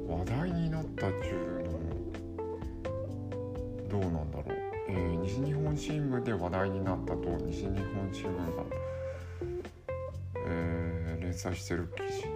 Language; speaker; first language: Japanese; native; Japanese